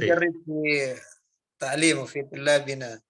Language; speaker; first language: Arabic; non-native, fluent; Madurese